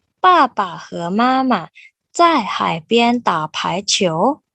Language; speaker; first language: Chinese; non-native, fluent; Thai